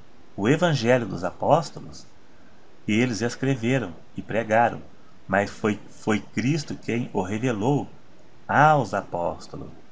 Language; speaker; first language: Portuguese; native; Portuguese